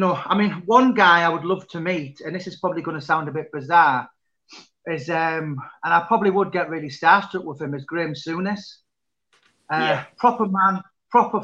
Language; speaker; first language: English; native; English